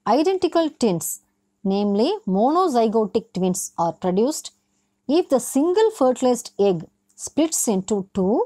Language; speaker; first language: English; non-native, local second language; Tamil